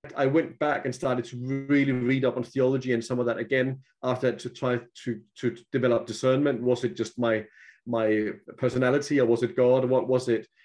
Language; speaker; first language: English; non-native, fluent; Danish